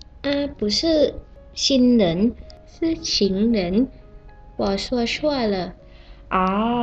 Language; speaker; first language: Chinese; non-native, learner; Thai